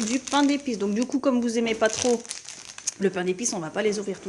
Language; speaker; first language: French; native; French